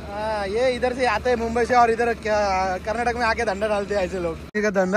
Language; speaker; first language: Hindi; non-native, local second language; Marathi